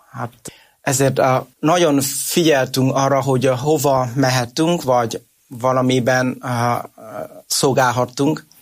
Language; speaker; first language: Hungarian; non-native, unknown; Vietnamese